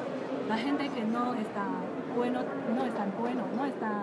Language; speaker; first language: Spanish; non-native, learner; Chinese